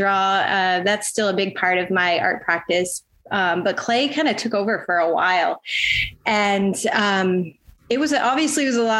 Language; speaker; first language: English; native; English